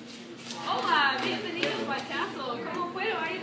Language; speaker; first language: Spanish; non-native, learner; English